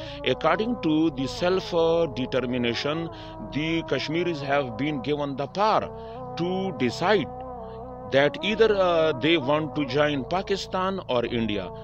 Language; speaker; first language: English; non-native, local second language; Pashto